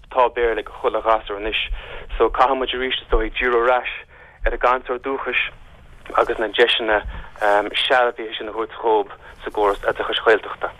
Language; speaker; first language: Irish; native; Irish